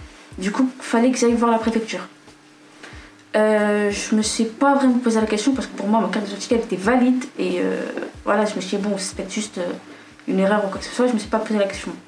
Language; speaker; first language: French; non-native, local second language; Arabic